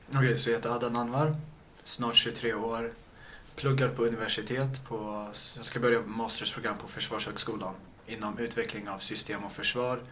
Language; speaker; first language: Swedish; early bilingual, other home language; Kurdish